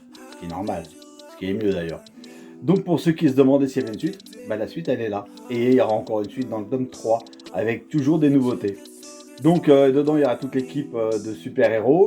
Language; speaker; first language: French; native; French